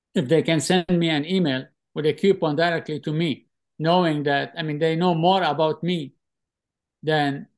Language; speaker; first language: English; non-native, fluent; Arabic